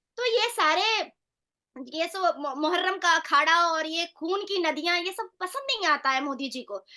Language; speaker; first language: Hindi; native; Hindi